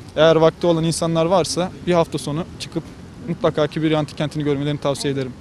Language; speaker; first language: Turkish; native; Turkish